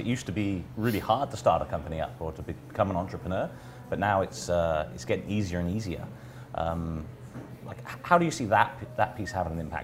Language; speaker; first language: English; native; English